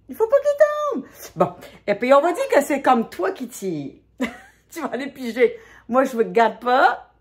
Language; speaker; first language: French; native; French